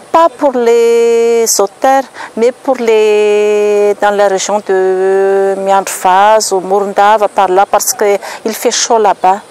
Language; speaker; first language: French; non-native, local second language; Malagasy